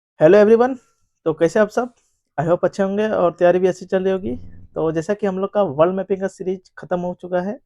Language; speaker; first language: Hindi; native; Hindi